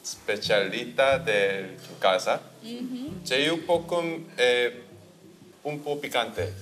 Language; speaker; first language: Italian; non-native, learner; Korean